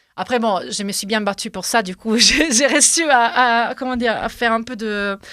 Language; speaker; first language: French; non-native, fluent; Italian